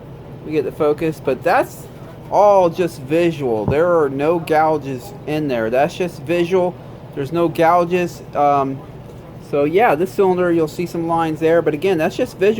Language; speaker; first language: English; native; English